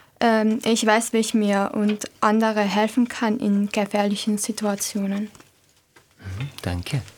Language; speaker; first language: German; non-native, learner; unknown